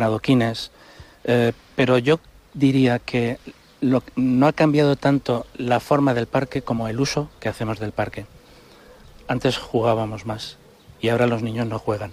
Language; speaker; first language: Spanish; native; Spanish